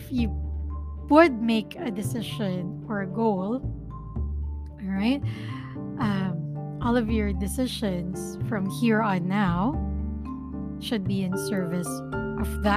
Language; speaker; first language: English; non-native, local second language; Filipino